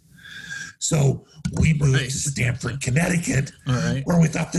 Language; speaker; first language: English; native; English